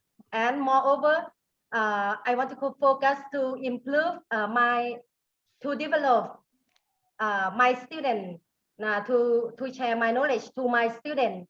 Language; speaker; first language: English; non-native, learner; Thai